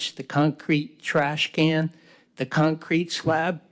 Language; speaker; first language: English; native; English